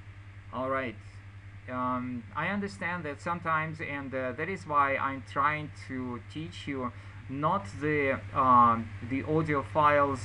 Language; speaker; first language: English; non-native, fluent; Russian